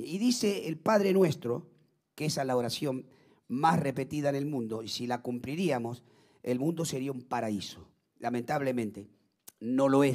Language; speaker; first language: Spanish; native; Spanish